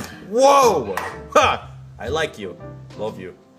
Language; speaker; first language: English; non-native, fluent; Indonesian